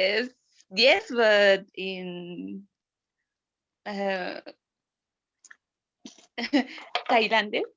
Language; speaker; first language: English; non-native, learner; Spanish